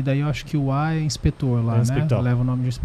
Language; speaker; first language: Portuguese; native; Portuguese